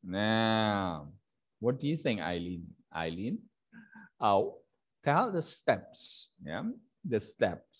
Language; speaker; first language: English; non-native, fluent; Indonesian